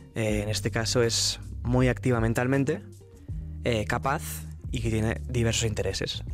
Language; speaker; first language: Spanish; native; Spanish